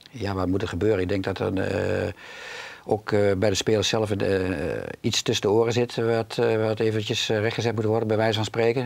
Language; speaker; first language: Dutch; native; Dutch